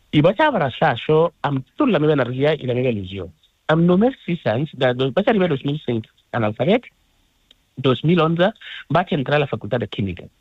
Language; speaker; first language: Catalan; non-native, fluent; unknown